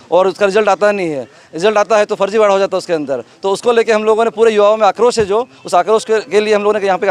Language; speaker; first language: Hindi; native; Hindi